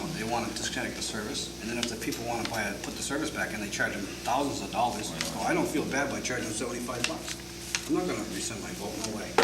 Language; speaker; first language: English; native; English